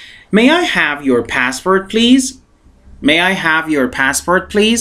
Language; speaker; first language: English; non-native, fluent; Persian